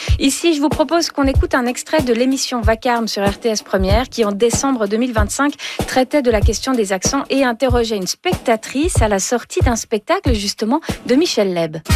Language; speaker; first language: French; native; French